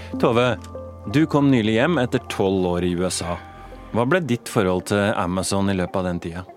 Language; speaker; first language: Norwegian; native; Norwegian